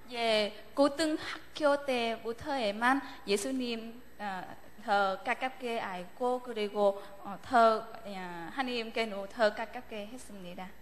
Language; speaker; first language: Korean; non-native, learner; Vietnamese